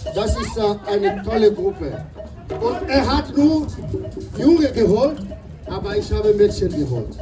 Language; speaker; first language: German; non-native, learner; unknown